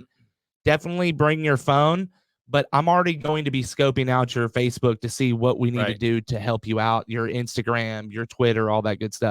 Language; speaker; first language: English; native; English